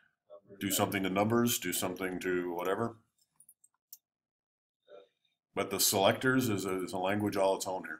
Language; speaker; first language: English; native; English